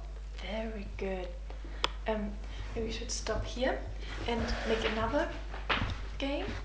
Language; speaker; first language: English; non-native, fluent; German